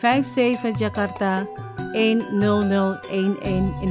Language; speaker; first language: Dutch; non-native, fluent; Indonesian